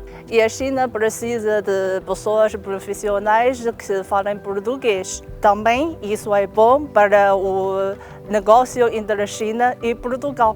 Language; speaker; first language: Portuguese; non-native, learner; Chinese